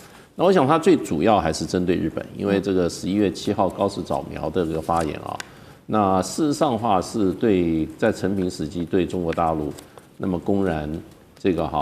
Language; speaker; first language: Chinese; native; Chinese